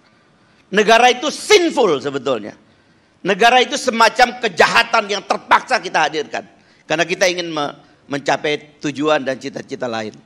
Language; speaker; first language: Indonesian; native; Indonesian